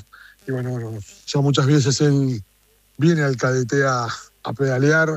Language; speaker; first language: Spanish; native; Spanish